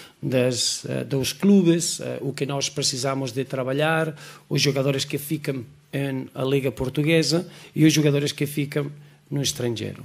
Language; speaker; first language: Portuguese; non-native, fluent; Spanish